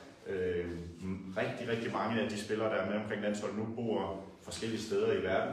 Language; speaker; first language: Danish; native; Danish